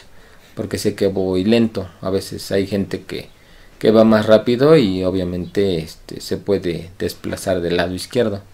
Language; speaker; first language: Spanish; native; Spanish